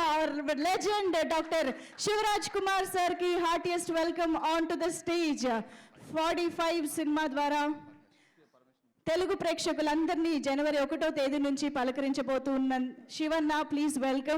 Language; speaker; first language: Telugu; native; Telugu